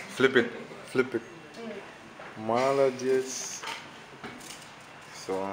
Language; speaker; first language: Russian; non-native, learner; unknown